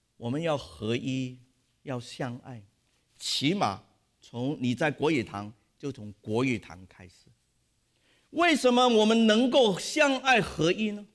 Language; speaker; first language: Chinese; non-native, local second language; Cantonese